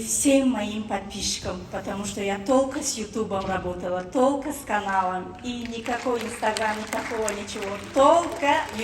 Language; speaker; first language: Russian; non-native, fluent; Tajik